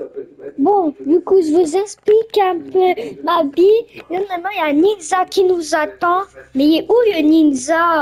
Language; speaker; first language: French; native; French